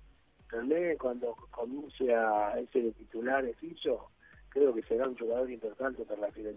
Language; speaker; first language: Italian; non-native, fluent; Spanish